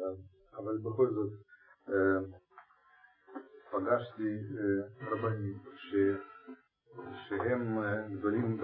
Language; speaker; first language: Hebrew; non-native, fluent; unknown